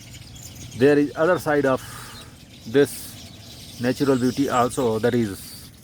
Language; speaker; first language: English; non-native, local second language; Hindi